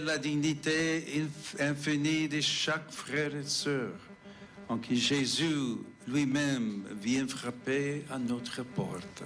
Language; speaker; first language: French; non-native, fluent; English